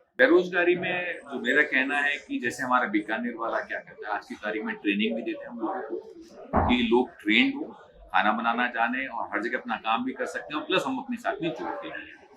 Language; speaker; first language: Hindi; native; Hindi